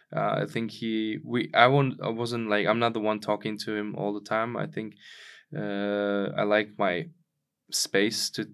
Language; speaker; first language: English; non-native, fluent; Czech